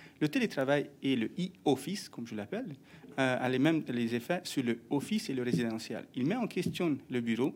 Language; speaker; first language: French; non-native, fluent; Hungarian